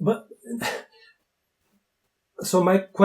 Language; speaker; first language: English; non-native, fluent; Bulgarian